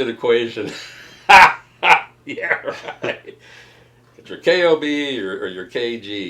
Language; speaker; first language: English; native; English